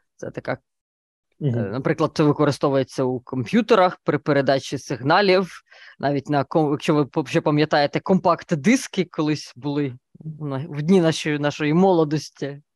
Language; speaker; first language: Ukrainian; native; Ukrainian